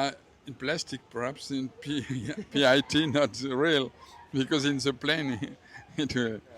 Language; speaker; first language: English; non-native, learner; French